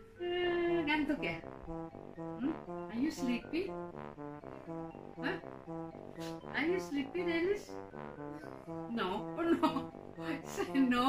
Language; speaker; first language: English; non-native, learner; Indonesian